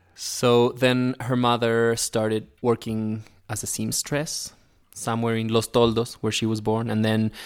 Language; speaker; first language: English; non-native, fluent; Spanish